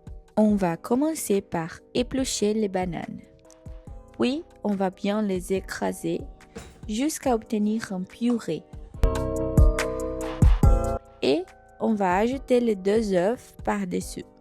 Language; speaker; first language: French; non-native, fluent; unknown